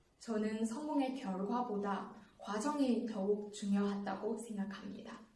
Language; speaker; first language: Korean; non-native, fluent; Chinese